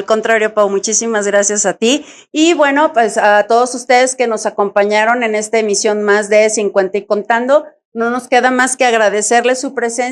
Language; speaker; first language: Spanish; native; Spanish